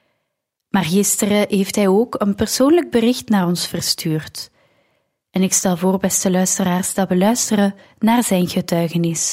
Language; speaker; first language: Dutch; native; Dutch